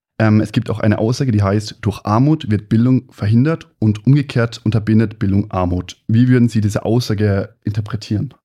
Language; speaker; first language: German; native; German